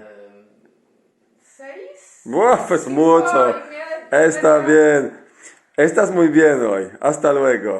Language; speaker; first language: Spanish; non-native, fluent; Polish